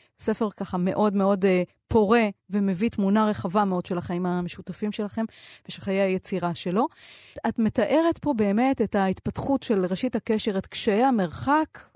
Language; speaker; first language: Hebrew; native; Hebrew